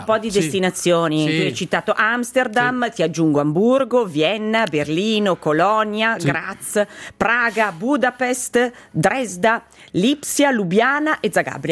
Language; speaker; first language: Italian; native; Italian